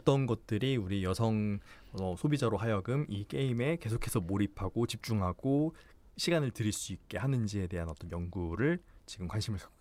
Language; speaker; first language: Korean; native; Korean